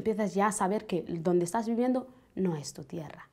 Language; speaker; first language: Spanish; non-native, fluent; Arabic